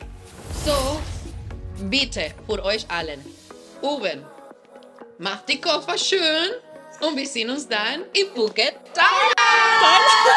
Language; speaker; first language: German; non-native, fluent; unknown